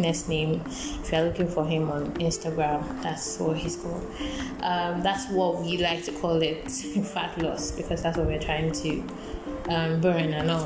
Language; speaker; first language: English; non-native, local second language; Yoruba